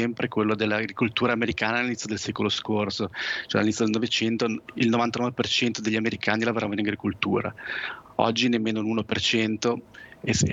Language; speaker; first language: Italian; native; Italian